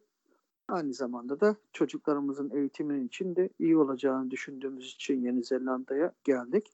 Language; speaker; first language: Turkish; native; Turkish